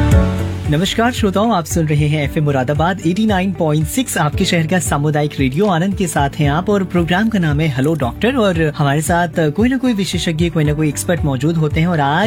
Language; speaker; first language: Hindi; native; Hindi